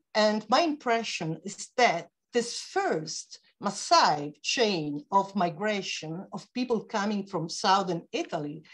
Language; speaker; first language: English; non-native, fluent; Italian